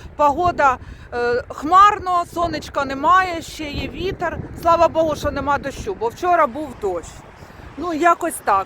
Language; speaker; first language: Ukrainian; non-native, local second language; Russian